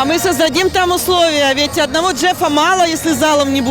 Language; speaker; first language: Russian; native; Russian